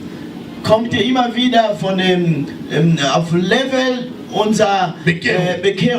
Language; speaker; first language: German; non-native, learner; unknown